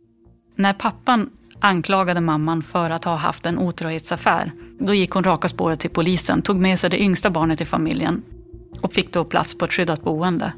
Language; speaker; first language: Swedish; native; Swedish